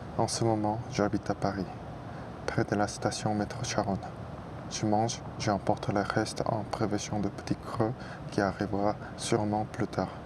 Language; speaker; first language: French; non-native, fluent; Korean